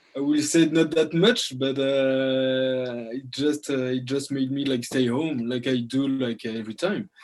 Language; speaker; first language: English; early bilingual, heritage; French